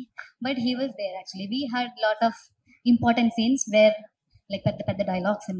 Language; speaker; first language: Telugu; non-native, learner; Malayalam